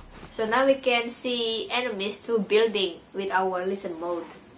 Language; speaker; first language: English; non-native, fluent; Indonesian